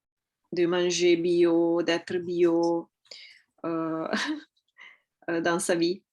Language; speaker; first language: French; non-native, fluent; Italian